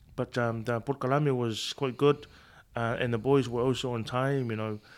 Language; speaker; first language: English; non-native, fluent; Samoan